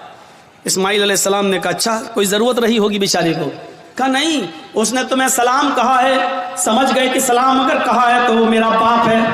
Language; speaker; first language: Urdu; native; Urdu